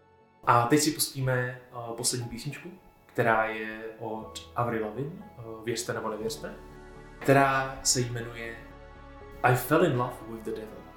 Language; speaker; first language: Czech; native; Czech